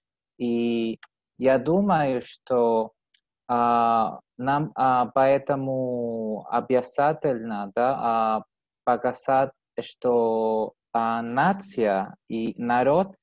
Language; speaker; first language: Russian; non-native, learner; Spanish